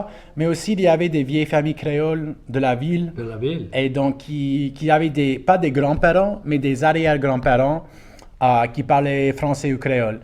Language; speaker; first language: French; non-native, local second language; English